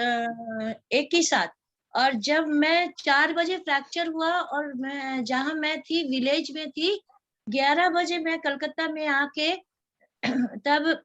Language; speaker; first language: Hindi; non-native, local second language; Bangla